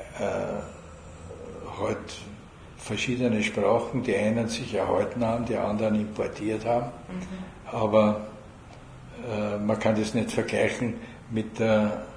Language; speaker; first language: German; native; German